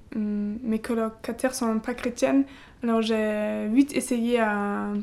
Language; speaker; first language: French; non-native, fluent; German